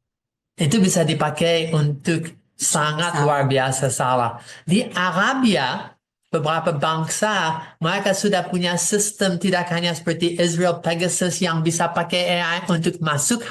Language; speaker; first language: Indonesian; non-native, fluent; English